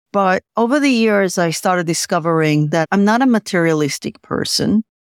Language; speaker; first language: English; non-native, fluent; Hebrew